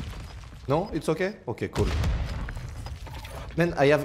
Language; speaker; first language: English; non-native, learner; French